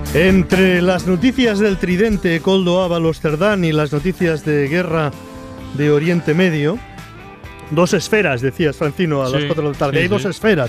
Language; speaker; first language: Spanish; native; Spanish